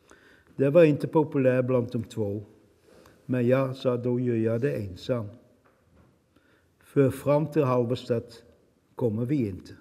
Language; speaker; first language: Swedish; non-native, fluent; Dutch